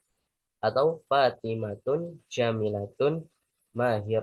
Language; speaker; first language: Arabic; non-native, fluent; Indonesian